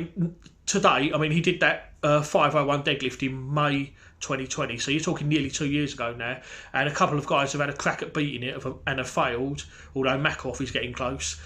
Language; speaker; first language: English; native; English